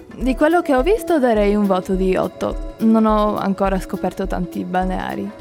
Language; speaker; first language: Italian; non-native, learner; Slovak